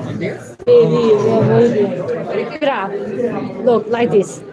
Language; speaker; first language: English; non-native, fluent; Chinese